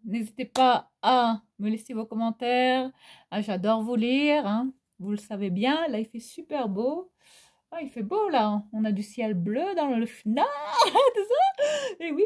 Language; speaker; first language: French; native; French